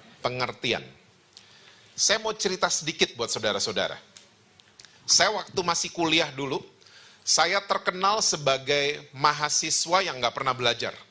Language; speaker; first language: Indonesian; native; Indonesian